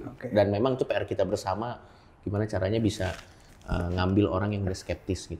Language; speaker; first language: Indonesian; native; Indonesian